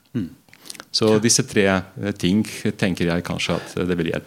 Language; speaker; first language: Norwegian; non-native, fluent; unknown